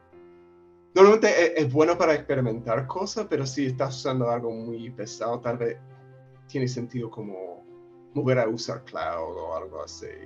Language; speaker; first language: Spanish; non-native, fluent; English